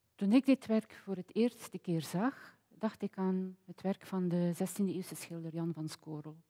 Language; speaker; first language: Dutch; native; Dutch